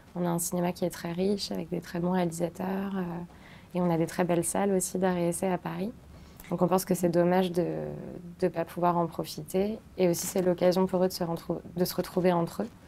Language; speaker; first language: French; native; French